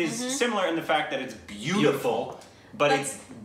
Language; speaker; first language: English; native; English